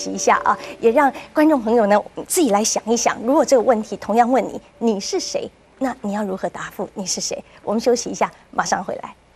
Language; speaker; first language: Chinese; native; Chinese